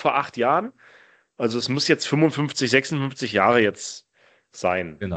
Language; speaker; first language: German; native; German